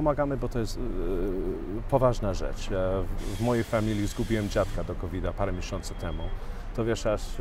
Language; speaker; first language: Polish; early bilingual, other home language; English